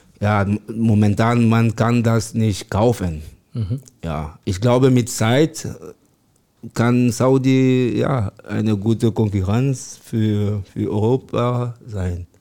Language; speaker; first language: German; non-native, learner; French